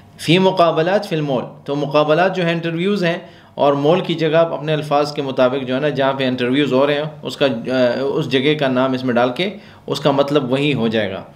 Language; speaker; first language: Urdu; non-native, local second language; Pashto